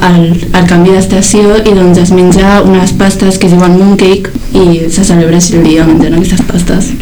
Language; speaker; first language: Catalan; early bilingual, other home language; Chinese